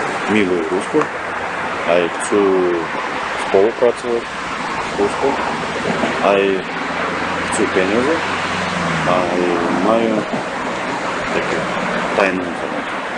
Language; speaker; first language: Slovak; non-native, learner; Russian